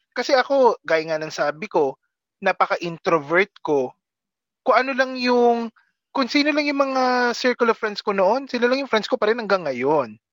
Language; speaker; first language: Filipino; native; Filipino